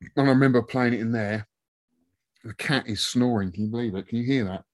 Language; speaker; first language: English; native; English